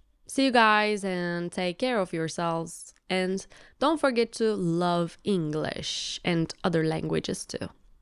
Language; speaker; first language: English; non-native, fluent; Turkish